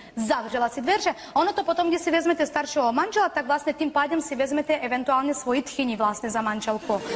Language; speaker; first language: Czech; non-native, fluent; Bulgarian